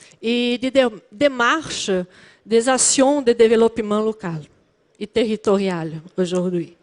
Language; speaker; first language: French; non-native, learner; Portuguese